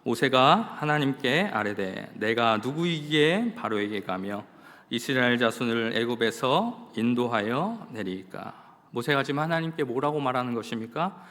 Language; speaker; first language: Korean; native; Korean